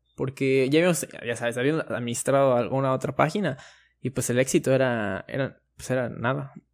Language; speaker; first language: Spanish; native; Spanish